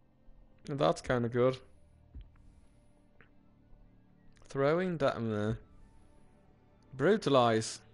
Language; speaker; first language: English; native; English